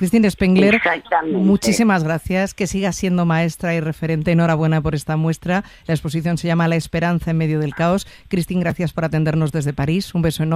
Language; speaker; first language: Spanish; native; Spanish